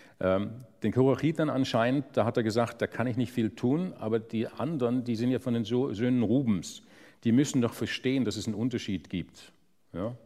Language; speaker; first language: German; native; German